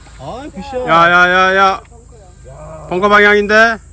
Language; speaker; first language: Korean; native; Korean